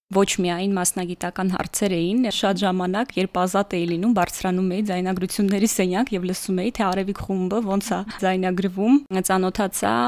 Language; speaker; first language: Armenian; early bilingual, heritage; Armenian